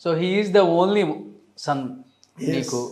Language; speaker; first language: Telugu; native; Telugu